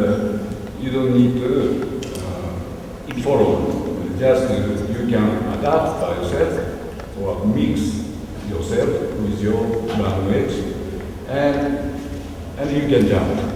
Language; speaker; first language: English; non-native, learner; Japanese